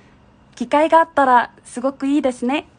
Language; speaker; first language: Japanese; non-native, fluent; Korean